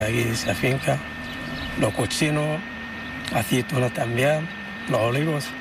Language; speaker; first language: Spanish; non-native, learner; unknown